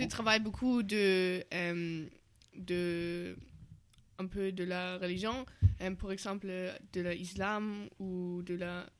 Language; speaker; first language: French; non-native, learner; German